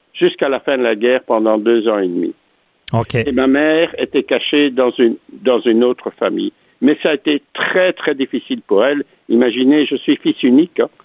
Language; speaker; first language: French; native; French